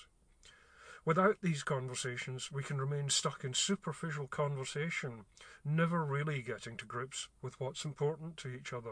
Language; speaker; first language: English; native; English